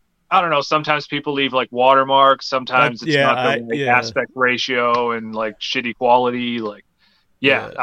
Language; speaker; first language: English; native; English